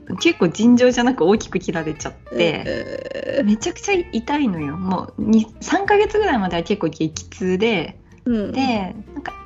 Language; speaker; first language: Japanese; native; Japanese